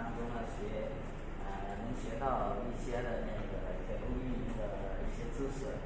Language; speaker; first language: Chinese; non-native, learner; Lao